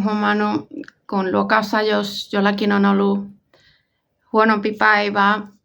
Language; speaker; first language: Finnish; non-native, fluent; Spanish